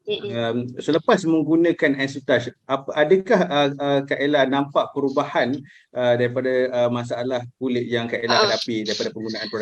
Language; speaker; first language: Malay; native; Malay